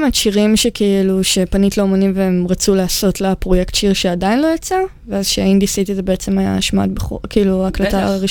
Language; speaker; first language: Hebrew; native; Hebrew